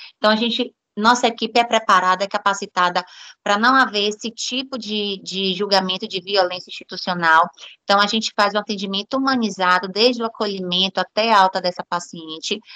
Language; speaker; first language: Portuguese; native; Portuguese